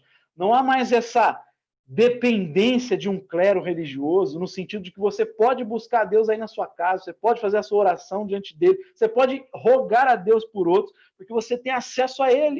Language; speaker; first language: Portuguese; native; Portuguese